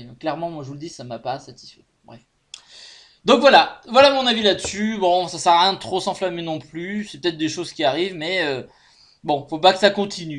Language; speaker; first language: French; native; French